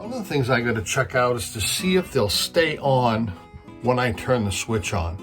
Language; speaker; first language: English; native; English